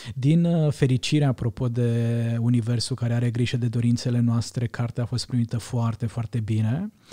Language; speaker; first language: Romanian; non-native, local second language; Hungarian